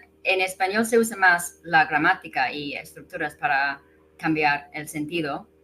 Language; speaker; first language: Spanish; non-native, fluent; English